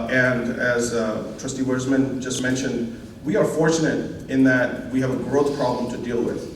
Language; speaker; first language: English; non-native, local second language; Hindi